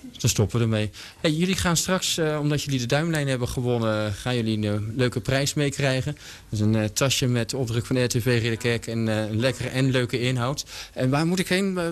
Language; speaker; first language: Dutch; native; Dutch